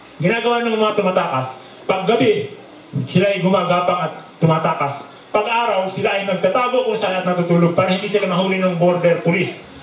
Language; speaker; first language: Filipino; non-native, local second language; Bikol